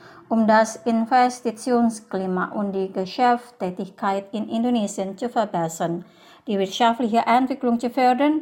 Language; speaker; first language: German; non-native, fluent; Indonesian